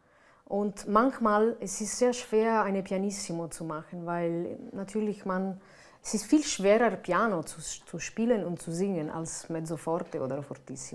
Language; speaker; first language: German; non-native, fluent; Italian